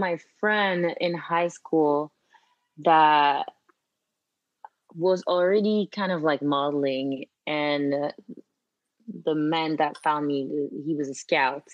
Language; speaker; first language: English; non-native, fluent; French